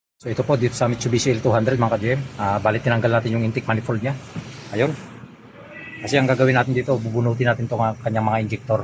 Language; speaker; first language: Filipino; native; Filipino